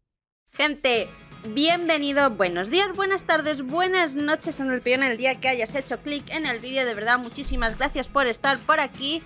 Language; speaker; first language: Spanish; native; Spanish